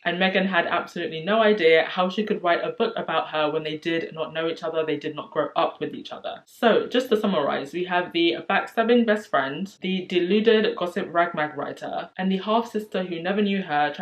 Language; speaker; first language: English; native; English